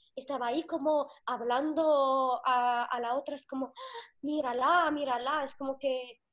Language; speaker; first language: Spanish; non-native, fluent; Arabic